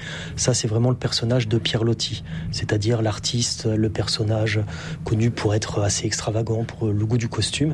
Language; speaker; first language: French; native; French